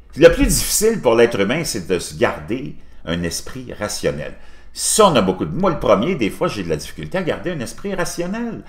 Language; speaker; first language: French; native; French